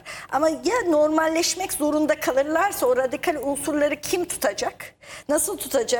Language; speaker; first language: Turkish; native; Turkish